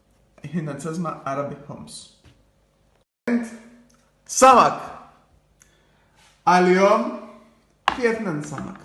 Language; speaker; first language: Arabic; non-native, learner; Greek